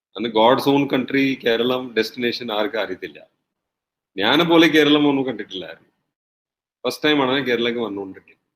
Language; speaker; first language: Malayalam; non-native, fluent; Hindi